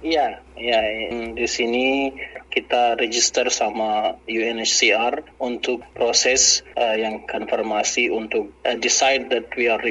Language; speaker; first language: Indonesian; non-native, learner; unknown